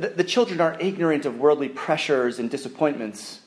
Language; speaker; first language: English; native; English